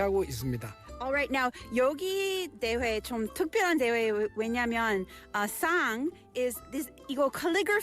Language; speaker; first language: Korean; non-native, learner; English